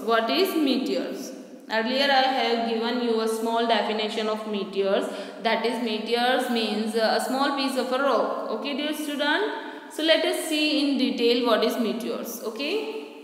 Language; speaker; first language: English; non-native, local second language; Hindi